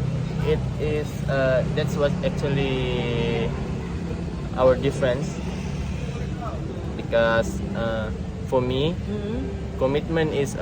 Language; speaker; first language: English; non-native, fluent; Indonesian